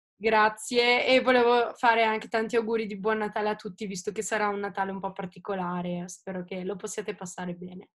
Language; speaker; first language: Italian; native; Italian